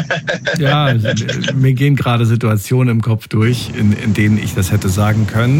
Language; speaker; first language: German; native; German